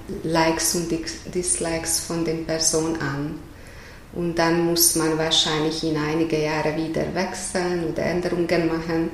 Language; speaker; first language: German; non-native, fluent; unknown